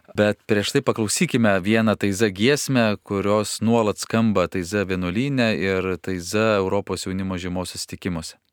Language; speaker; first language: Lithuanian; native; Lithuanian